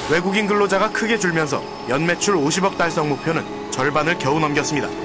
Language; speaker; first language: Korean; native; Korean